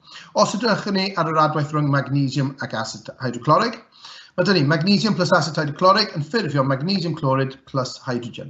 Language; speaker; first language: Welsh; native; Welsh